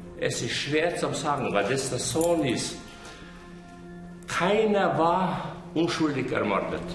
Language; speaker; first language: German; non-native, learner; Croatian